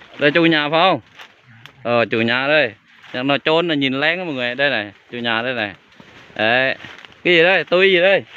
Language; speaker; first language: Vietnamese; non-native, local second language; Jarai